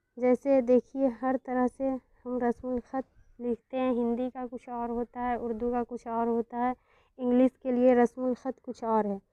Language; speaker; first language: Urdu; native; Urdu